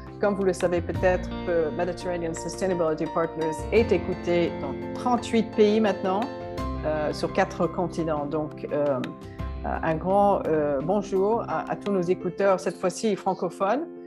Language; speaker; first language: French; native; French